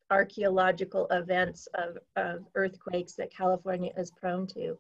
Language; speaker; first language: English; native; English